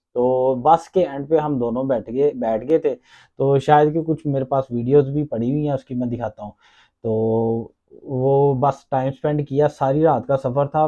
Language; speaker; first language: Urdu; non-native, local second language; Punjabi